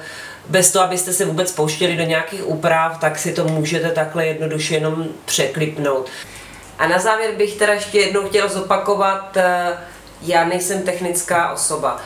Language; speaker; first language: Czech; native; Czech